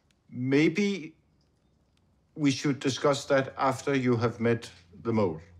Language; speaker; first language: English; non-native, fluent; Danish